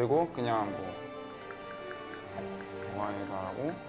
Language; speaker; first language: Korean; non-native, fluent; French